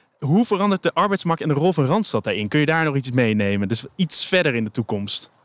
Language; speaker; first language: Dutch; native; Dutch